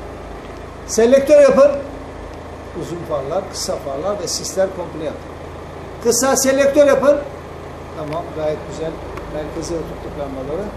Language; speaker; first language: Turkish; native; Turkish